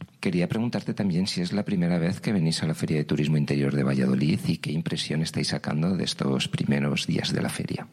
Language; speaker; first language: Spanish; native; Spanish